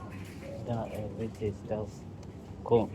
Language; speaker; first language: German; non-native, learner; Amharic